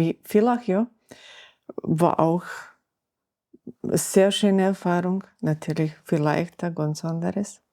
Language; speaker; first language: German; non-native, learner; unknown